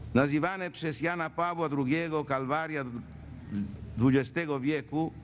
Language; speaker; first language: Polish; non-native, fluent; Italian